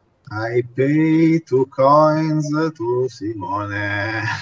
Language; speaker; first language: English; non-native, fluent; Italian